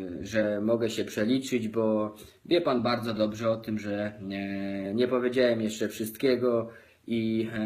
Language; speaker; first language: Polish; native; Polish